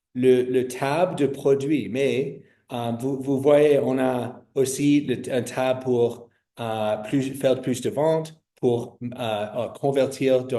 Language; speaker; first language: French; non-native, fluent; English